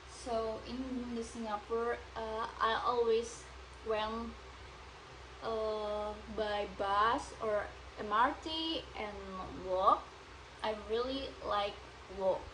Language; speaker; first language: English; non-native, learner; Indonesian